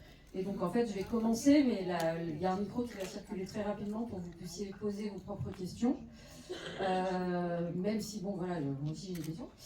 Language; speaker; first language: French; native; French